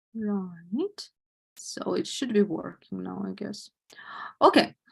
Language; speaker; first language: English; non-native, fluent; Russian